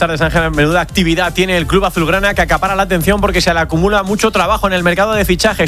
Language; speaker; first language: Spanish; native; Spanish